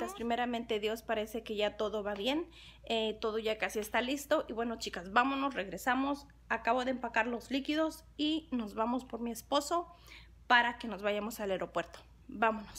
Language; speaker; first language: Spanish; native; Spanish